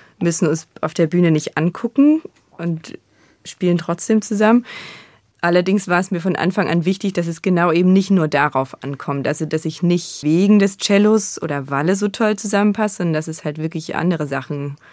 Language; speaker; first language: German; native; German